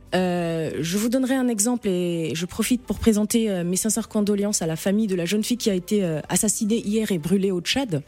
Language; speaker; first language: French; non-native, local second language; Arabic